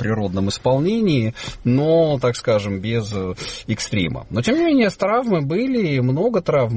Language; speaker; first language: Russian; native; Russian